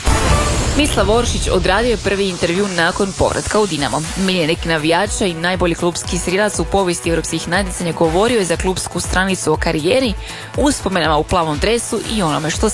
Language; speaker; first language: Serbian; native; Serbian